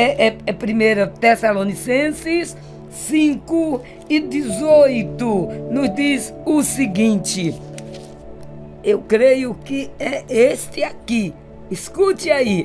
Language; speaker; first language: Portuguese; native; Portuguese